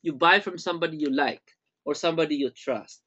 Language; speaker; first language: English; non-native, local second language; Filipino